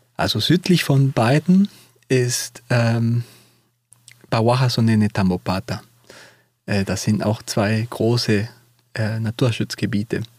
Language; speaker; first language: German; non-native, fluent; Spanish